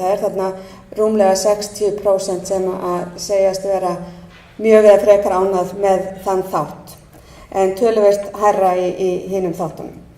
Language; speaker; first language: Icelandic; native; Icelandic